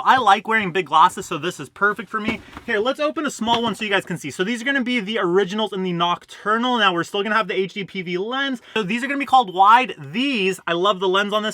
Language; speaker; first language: English; native; English